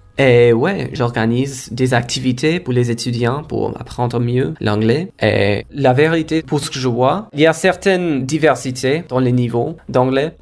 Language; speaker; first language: French; non-native, fluent; Kodava